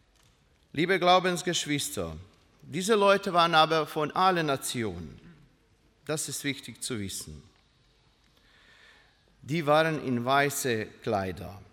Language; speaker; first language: German; non-native, learner; Croatian